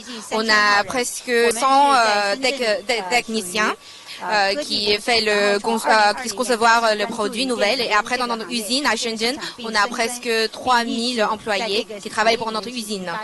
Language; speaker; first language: French; non-native, fluent; Chinese